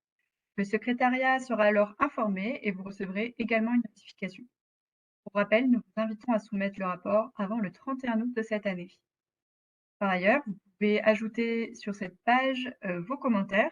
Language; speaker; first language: French; native; French